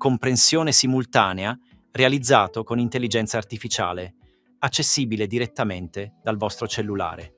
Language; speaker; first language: Italian; native; Italian